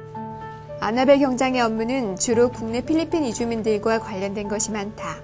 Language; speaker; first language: Korean; native; Korean